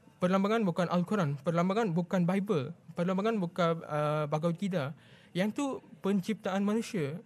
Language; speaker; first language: Malay; non-native, local second language; Tamil